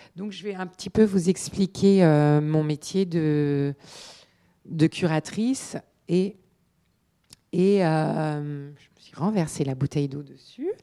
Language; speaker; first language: French; native; French